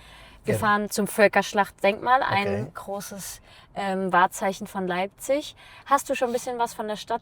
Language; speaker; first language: German; native; German